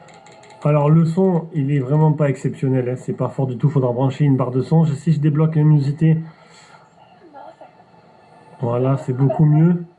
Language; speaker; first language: French; native; French